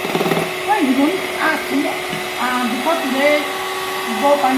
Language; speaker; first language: English; non-native, local second language; Filipino